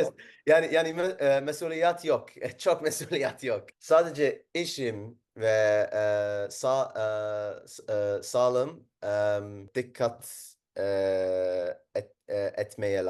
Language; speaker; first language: Turkish; non-native, learner; Arabic